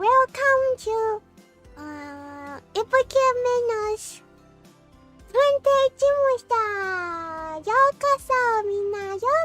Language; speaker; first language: Japanese; non-native, learner; English